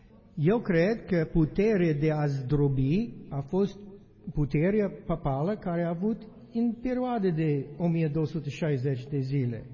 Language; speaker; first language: Romanian; non-native, learner; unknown